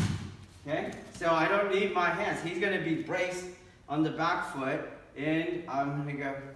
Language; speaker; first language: English; native; English